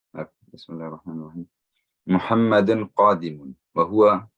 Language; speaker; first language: Arabic; non-native, learner; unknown